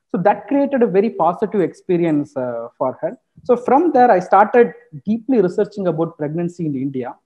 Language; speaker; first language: English; non-native, local second language; Tamil